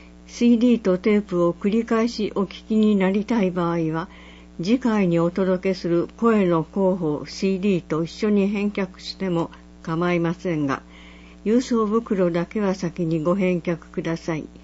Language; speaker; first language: Japanese; native; Japanese